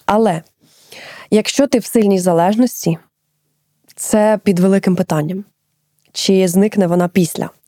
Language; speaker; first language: Ukrainian; native; Ukrainian